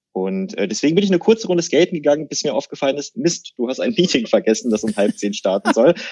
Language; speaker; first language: German; native; German